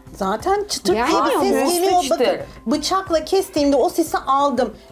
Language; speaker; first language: Turkish; native; Turkish